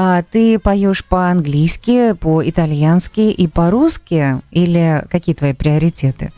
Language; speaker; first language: Russian; native; Russian